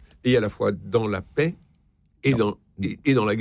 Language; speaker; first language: French; native; French